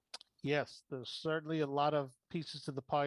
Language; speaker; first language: English; native; English